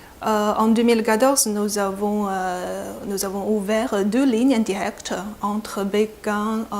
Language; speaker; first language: French; non-native, fluent; Chinese